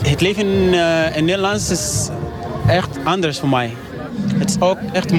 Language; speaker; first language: Dutch; non-native, fluent; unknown